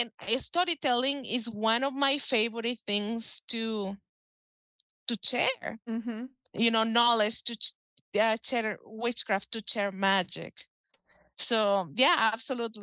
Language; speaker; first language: English; non-native, fluent; Spanish